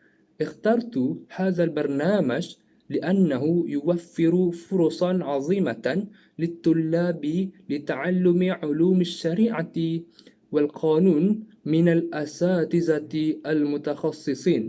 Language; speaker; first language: Arabic; non-native, learner; Malay